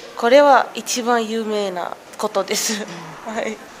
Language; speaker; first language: Japanese; non-native, learner; Arabic